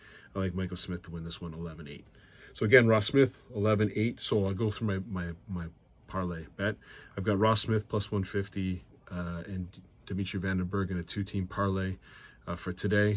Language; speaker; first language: English; native; English